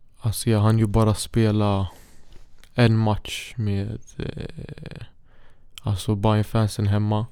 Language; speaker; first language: Swedish; early bilingual, other home language; Syriac